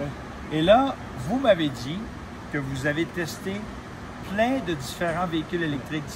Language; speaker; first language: French; native; French